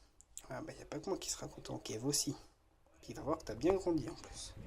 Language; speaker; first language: French; native; French